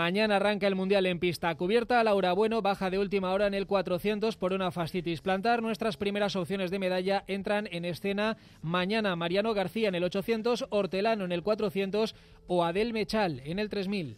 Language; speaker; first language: Spanish; native; Spanish